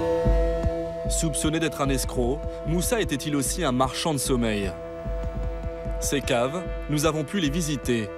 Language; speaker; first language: French; native; French